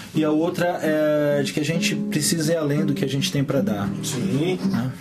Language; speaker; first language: Portuguese; native; Portuguese